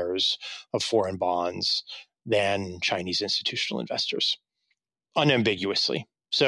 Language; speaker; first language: English; native; English